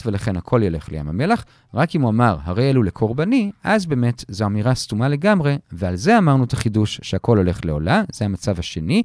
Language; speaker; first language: Hebrew; native; Hebrew